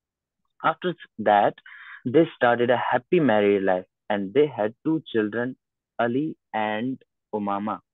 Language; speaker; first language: English; non-native, learner; Urdu